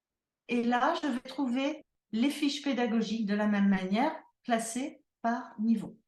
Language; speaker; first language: French; native; French